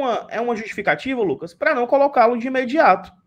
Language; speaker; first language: Portuguese; native; Portuguese